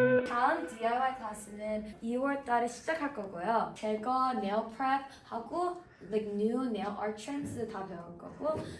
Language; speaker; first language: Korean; early bilingual, heritage; Korean